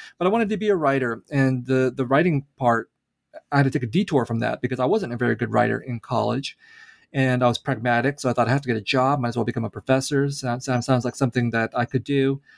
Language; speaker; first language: English; early bilingual, other home language; Vietnamese